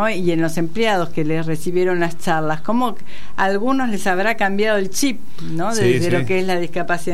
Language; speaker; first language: Spanish; native; Spanish